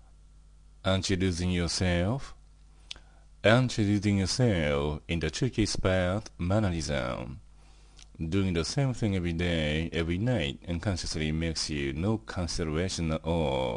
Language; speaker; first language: English; non-native, fluent; Japanese